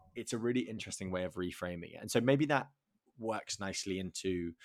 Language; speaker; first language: English; native; English